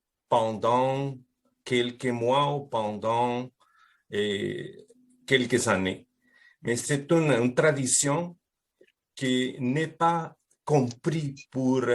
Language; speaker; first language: French; non-native, fluent; Spanish